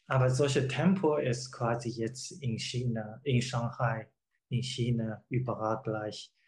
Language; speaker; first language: German; non-native, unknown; Chinese